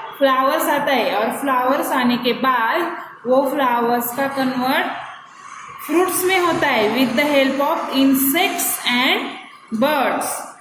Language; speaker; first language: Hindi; non-native, local second language; Marathi